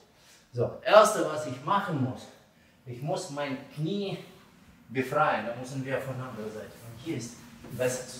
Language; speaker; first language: German; non-native, fluent; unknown